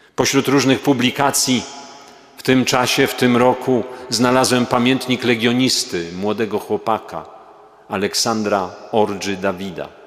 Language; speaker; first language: Polish; native; Polish